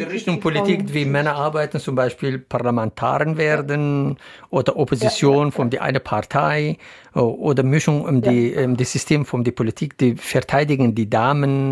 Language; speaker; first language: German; non-native, learner; Central Kurdish